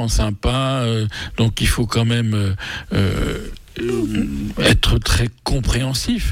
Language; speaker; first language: French; native; French